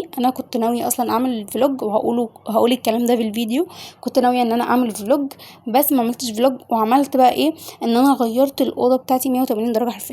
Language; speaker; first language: Arabic; native; Arabic